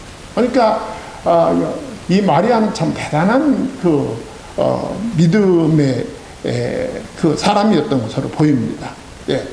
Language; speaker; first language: Korean; native; Korean